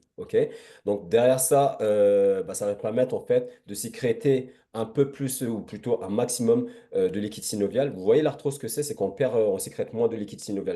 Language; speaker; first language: French; native; French